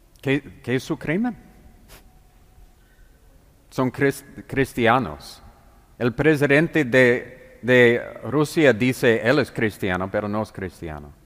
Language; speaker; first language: Spanish; non-native, fluent; English